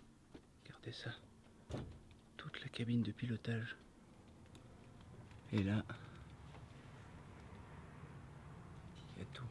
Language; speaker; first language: French; native; French